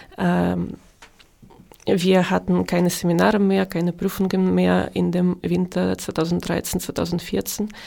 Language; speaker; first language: German; non-native, fluent; Ukrainian